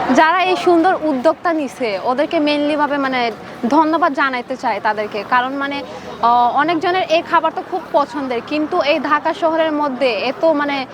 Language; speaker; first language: Bangla; non-native, local second language; Marma